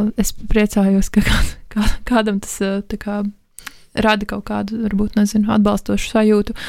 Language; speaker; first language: Latvian; native; Latvian